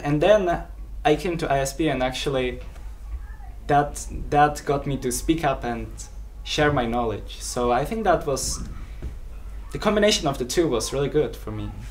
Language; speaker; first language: English; non-native, fluent; Czech